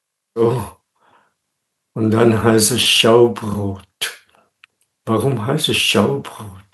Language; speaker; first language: German; non-native, fluent; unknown